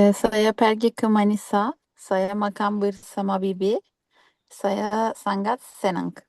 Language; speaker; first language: Indonesian; non-native, learner; Turkish